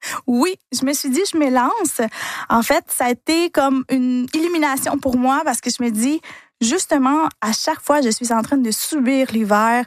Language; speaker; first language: French; non-native, fluent; Spanish